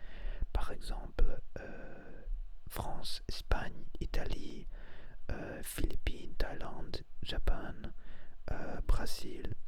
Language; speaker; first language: French; non-native, learner; Spanish